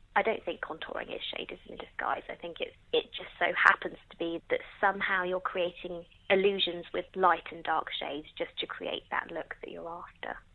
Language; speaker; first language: English; native; English